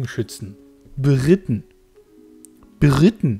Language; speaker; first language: German; native; German